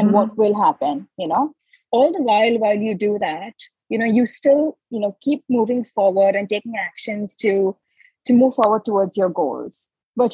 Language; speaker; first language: English; non-native, local second language; Hindi